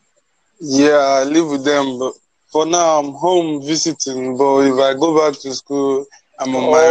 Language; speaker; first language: English; non-native, local second language; Igbo